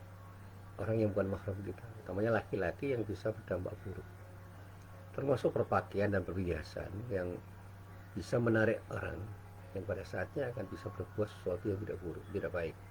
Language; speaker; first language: Indonesian; native; Indonesian